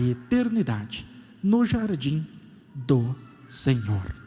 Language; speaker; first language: Portuguese; native; Portuguese